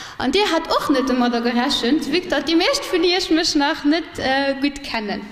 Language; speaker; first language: Luxembourgish; early bilingual, other home language; Portuguese